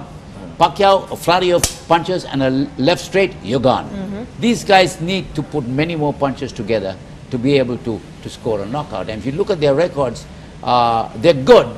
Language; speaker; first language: English; non-native, local second language; Filipino